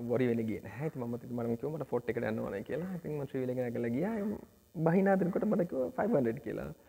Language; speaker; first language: Sinhala; early bilingual, other home language; Nepali